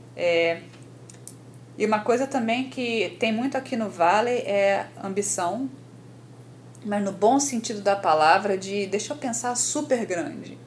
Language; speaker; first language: Portuguese; native; Portuguese